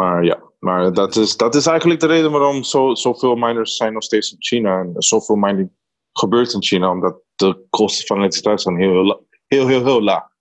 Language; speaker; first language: Dutch; non-native, learner; Spanish